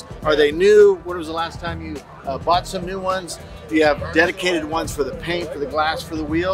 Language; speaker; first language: English; native; English